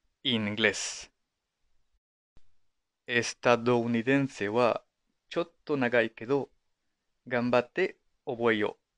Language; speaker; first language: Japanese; non-native, fluent; Spanish